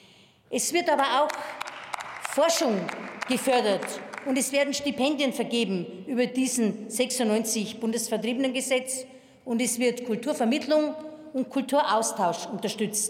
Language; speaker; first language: German; native; German